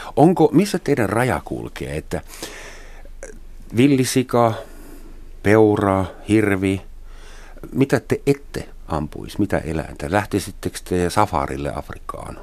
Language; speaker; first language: Finnish; non-native, fluent; German